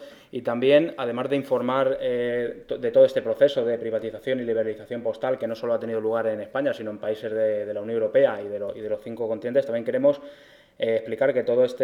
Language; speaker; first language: Spanish; native; Spanish